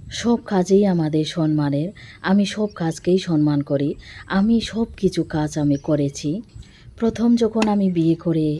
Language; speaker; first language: Bangla; non-native, local second language; Bodo